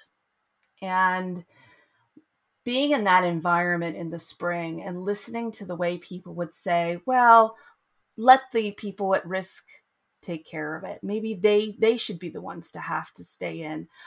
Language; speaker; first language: English; native; English